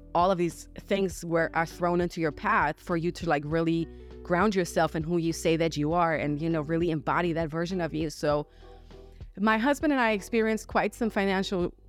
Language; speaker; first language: English; non-native, fluent; German